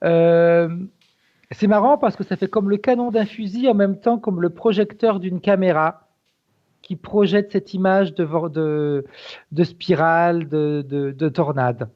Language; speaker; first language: French; native; French